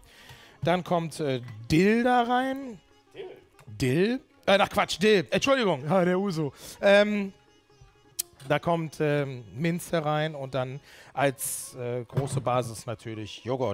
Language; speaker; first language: German; native; German